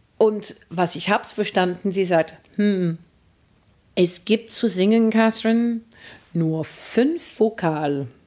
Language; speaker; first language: German; non-native, fluent; English